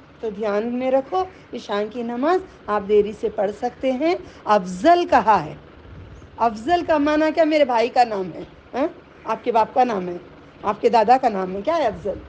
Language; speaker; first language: Urdu; native; Urdu